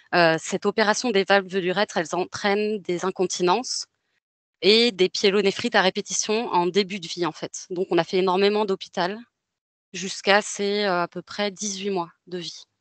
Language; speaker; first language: French; native; French